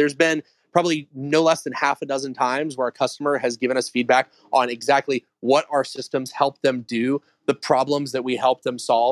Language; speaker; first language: English; native; English